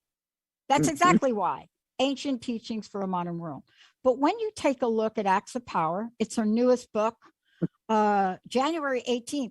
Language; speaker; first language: English; native; English